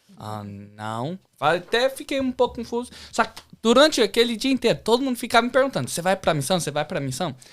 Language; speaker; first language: Portuguese; early bilingual, heritage; Portuguese